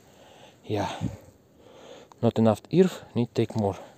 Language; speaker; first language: English; non-native, learner; Russian